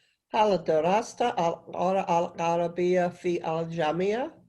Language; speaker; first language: Arabic; non-native, learner; English